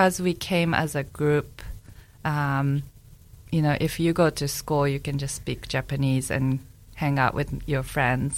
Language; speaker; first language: English; non-native, fluent; Japanese